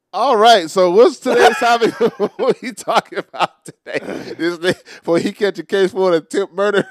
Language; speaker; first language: English; native; English